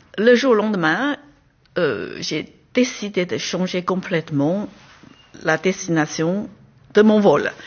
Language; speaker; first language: French; non-native, fluent; Chinese